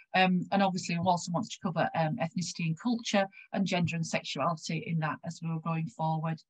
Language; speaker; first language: English; native; English